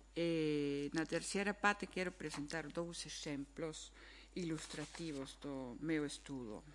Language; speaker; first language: Galician; non-native, fluent; German